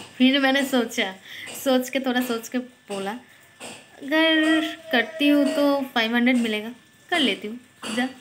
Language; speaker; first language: Hindi; non-native, local second language; Bangla